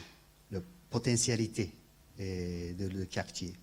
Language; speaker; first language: French; non-native, learner; Japanese